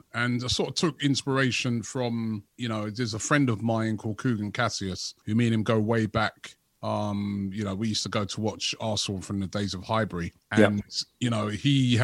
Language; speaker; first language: English; native; English